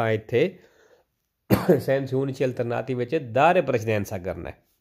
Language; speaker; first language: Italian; non-native, learner; Punjabi